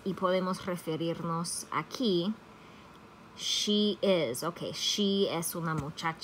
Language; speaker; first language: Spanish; non-native, fluent; English